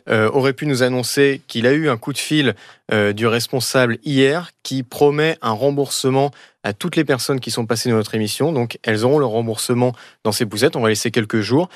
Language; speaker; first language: French; native; French